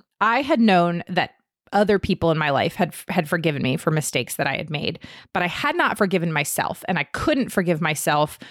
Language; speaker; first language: English; native; English